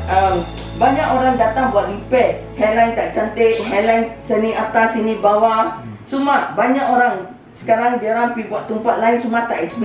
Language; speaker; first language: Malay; non-native, local second language; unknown